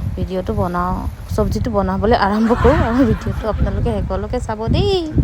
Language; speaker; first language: Assamese; non-native, local second language; Manipuri